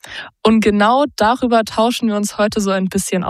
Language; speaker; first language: German; native; German